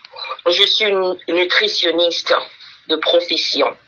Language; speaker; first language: French; early bilingual, heritage; French